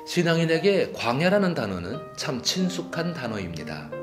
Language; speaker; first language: Korean; native; Korean